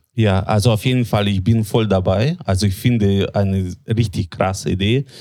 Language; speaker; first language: German; non-native, fluent; Russian